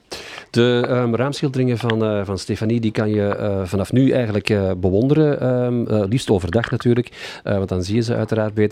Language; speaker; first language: Dutch; native; Dutch